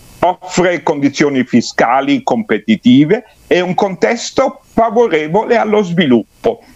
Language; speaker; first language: Italian; native; Italian